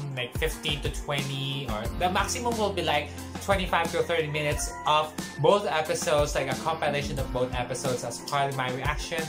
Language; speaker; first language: English; non-native, local second language; Filipino